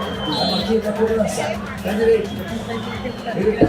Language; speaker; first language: Portuguese; native; Portuguese